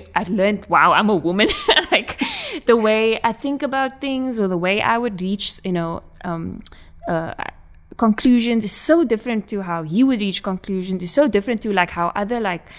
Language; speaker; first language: English; native; English